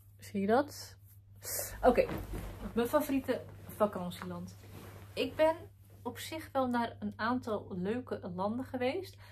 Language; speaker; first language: Dutch; early bilingual, other home language; Arabic